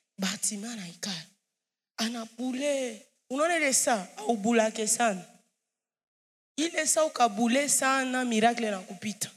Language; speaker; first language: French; non-native, local second language; Swahili